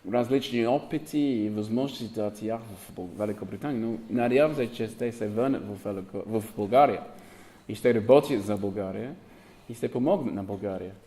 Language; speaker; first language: Bulgarian; non-native, learner; English